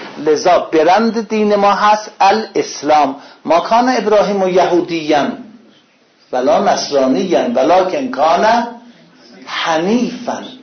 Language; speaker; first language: Persian; non-native, local second language; Azerbaijani